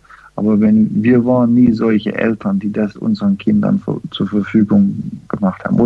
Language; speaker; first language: German; non-native, fluent; English